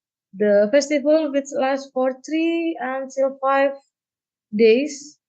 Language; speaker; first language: English; non-native, learner; Indonesian